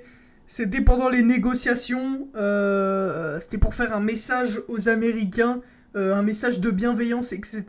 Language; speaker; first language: French; native; French